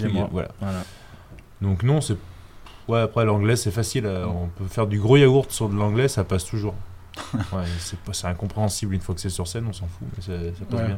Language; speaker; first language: French; native; French